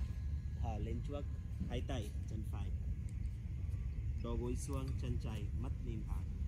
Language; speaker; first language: Vietnamese; non-native, learner; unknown